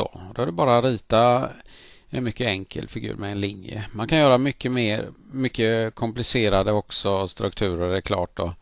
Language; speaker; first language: Swedish; native; Swedish